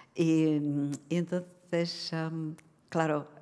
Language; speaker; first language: Spanish; non-native, fluent; Czech